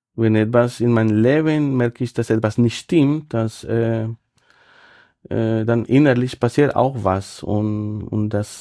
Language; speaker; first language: German; non-native, fluent; Spanish